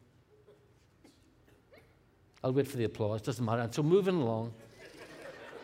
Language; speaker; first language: English; native; English